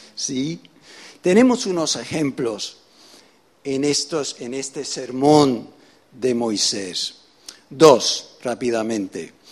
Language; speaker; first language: Spanish; native; Spanish